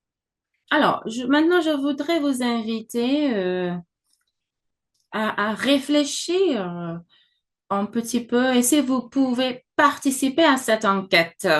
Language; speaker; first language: French; non-native, fluent; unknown